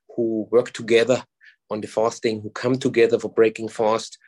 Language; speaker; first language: English; non-native, fluent; German